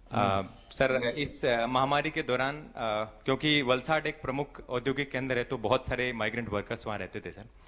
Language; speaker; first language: Hindi; native; Hindi